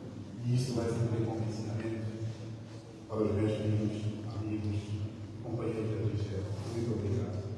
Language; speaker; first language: Portuguese; non-native, learner; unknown